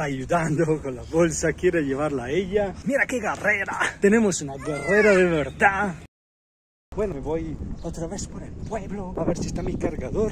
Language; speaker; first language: Spanish; non-native, learner; Italian